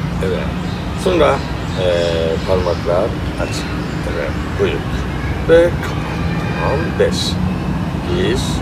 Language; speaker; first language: Turkish; non-native, learner; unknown